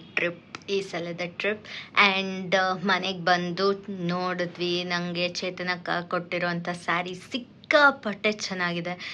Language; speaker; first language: Kannada; native; Kannada